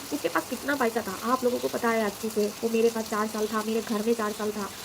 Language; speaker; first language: Hindi; non-native, local second language; Bangla